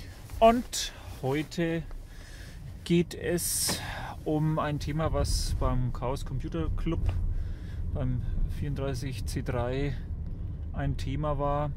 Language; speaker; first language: German; native; German